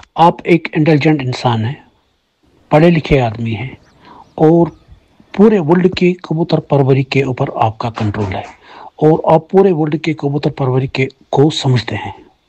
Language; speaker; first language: Hindi; non-native, local second language; Kashmiri